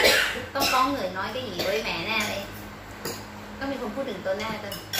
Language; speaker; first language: Vietnamese; non-native, learner; Thai